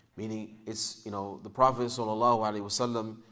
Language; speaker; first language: English; native; English